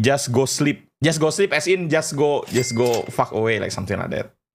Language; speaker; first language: English; non-native, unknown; Indonesian